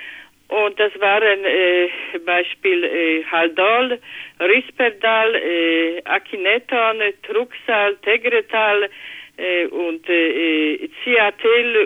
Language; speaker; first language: German; non-native, learner; Polish